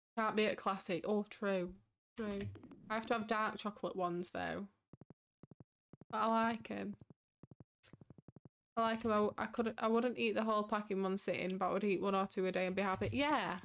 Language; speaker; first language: English; native; English